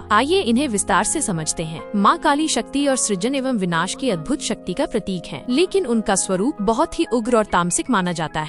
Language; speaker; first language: Hindi; native; Hindi